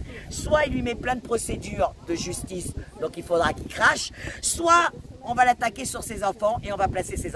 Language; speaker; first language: French; native; French